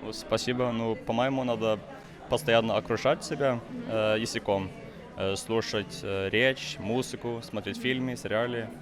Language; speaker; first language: Russian; non-native, fluent; Norwegian